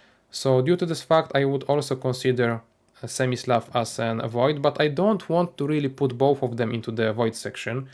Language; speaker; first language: English; non-native, fluent; Polish